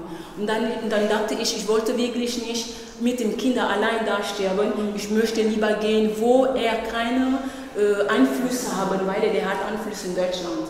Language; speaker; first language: German; non-native, learner; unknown